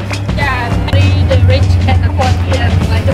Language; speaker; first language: English; non-native, learner; Khmer